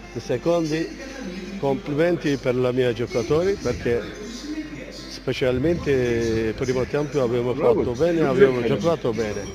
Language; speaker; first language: Italian; non-native, learner; Turkish